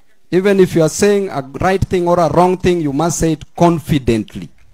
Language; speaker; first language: English; non-native, local second language; Luo (Kenya and Tanzania)